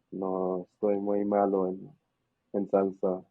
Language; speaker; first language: Spanish; non-native, learner; English